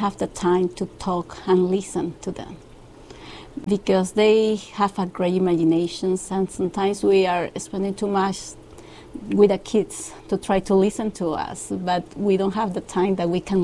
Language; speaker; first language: English; non-native, fluent; Spanish